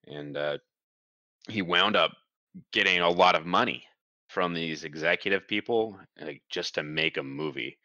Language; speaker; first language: English; native; English